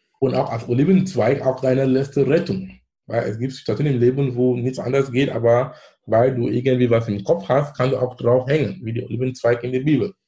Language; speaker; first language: German; non-native, fluent; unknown